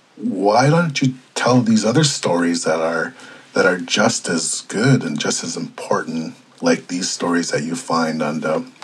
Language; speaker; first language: English; native; English